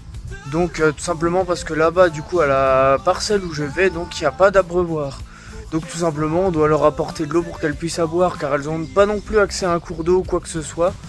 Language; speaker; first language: French; native; French